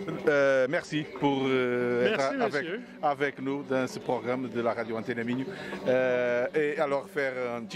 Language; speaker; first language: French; non-native, learner; Portuguese